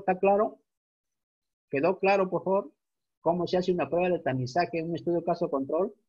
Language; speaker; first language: Spanish; native; Spanish